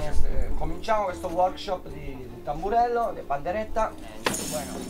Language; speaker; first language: Italian; non-native, learner; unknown